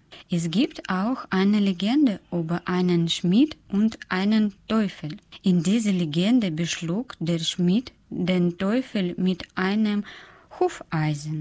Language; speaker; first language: German; non-native, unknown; Russian